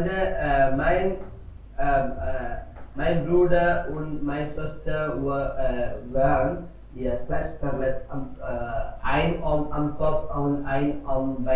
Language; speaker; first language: German; non-native, learner; Kannada